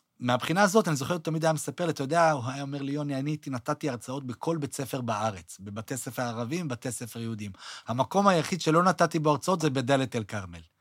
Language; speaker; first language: Hebrew; native; Hebrew